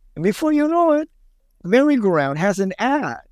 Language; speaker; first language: English; early bilingual, other home language; Spanish